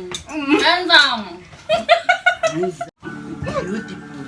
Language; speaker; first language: English; non-native, learner; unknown